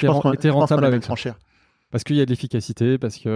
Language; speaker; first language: French; native; French